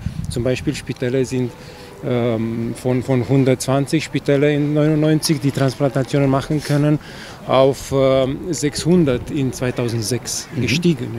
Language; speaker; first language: German; non-native, fluent; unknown